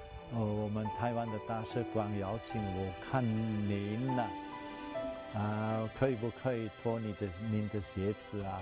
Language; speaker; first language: Chinese; non-native, fluent; German